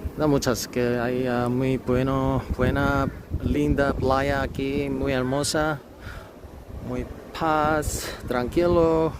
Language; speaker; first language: Spanish; non-native, learner; Korean